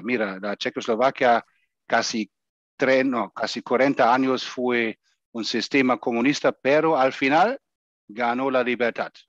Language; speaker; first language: Spanish; non-native, fluent; German